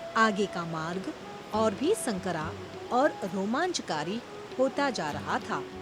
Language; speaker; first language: Hindi; non-native, local second language; Morisyen